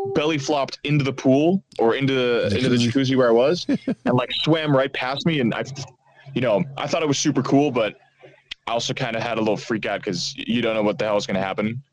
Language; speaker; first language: English; non-native, fluent; Dutch